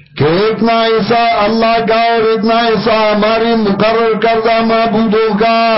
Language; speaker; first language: Urdu; non-native, local second language; Pashto